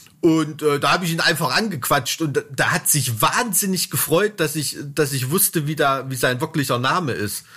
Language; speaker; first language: German; native; German